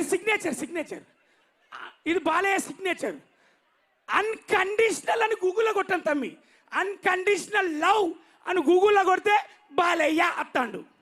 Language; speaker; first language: Telugu; native; Telugu